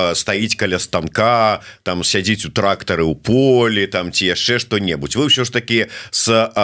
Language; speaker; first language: Belarusian; native; Belarusian